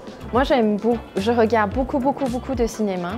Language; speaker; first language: French; non-native, fluent; Chinese